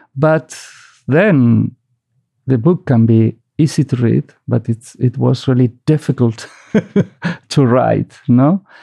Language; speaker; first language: English; non-native, fluent; Spanish